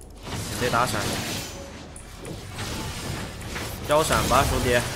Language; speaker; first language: Chinese; native; Chinese